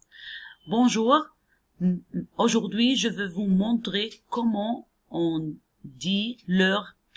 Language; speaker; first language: French; non-native, fluent; Arabic